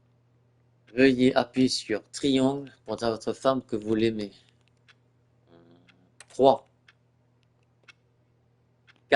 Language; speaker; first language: French; native; French